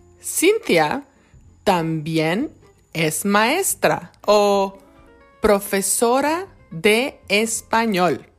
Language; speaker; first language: Spanish; non-native, fluent; English